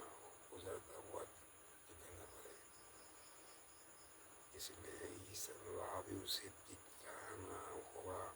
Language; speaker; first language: Hindi; non-native, local second language; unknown